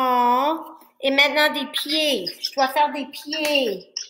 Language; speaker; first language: French; non-native, fluent; English